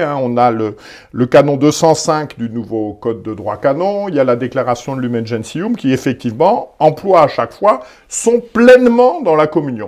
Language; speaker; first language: French; native; French